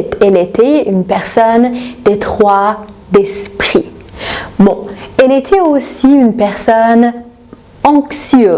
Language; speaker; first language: French; non-native, fluent; Persian